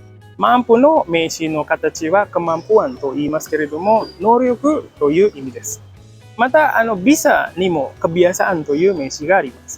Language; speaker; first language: Japanese; non-native, fluent; Indonesian